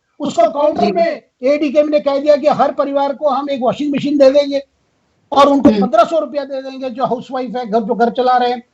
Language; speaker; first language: Hindi; non-native, local second language; Tamil